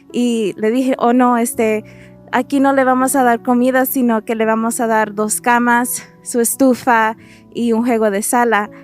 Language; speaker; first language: Spanish; early bilingual, heritage; Spanish